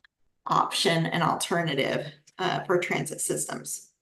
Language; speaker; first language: English; native; English